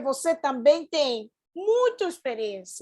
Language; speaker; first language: Portuguese; non-native, fluent; Spanish